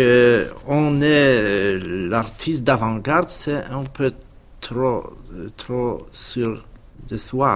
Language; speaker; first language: French; non-native, fluent; Polish